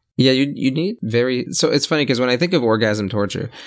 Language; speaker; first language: English; non-native, fluent; French